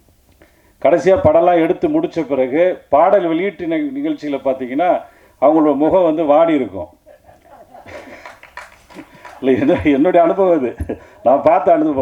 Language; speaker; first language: Tamil; native; Tamil